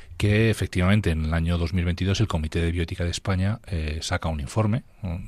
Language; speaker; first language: Spanish; native; Spanish